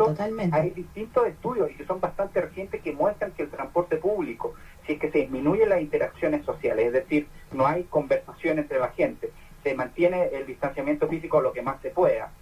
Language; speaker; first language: Spanish; native; Spanish